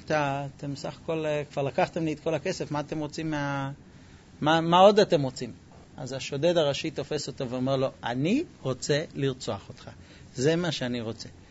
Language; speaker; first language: Hebrew; non-native, fluent; English